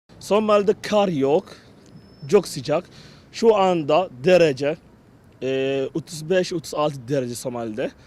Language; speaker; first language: Turkish; non-native, learner; Somali